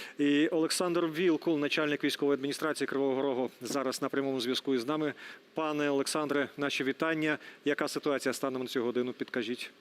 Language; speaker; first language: Ukrainian; native; Ukrainian